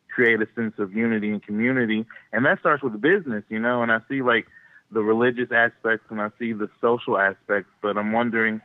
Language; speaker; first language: English; native; English